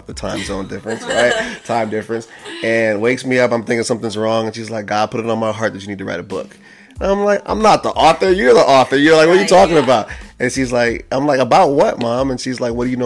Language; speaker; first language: English; native; English